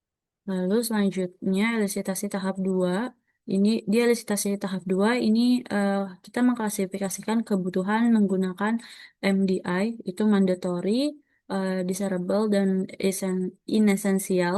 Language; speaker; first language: Indonesian; native; Indonesian